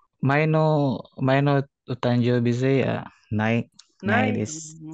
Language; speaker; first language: Japanese; non-native, learner; Filipino